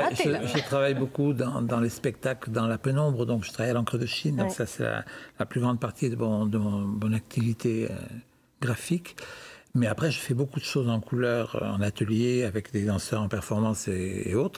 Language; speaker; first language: French; native; French